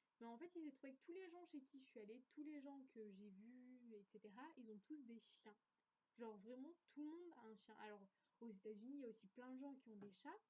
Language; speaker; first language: French; native; French